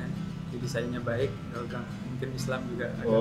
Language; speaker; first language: Indonesian; native; Indonesian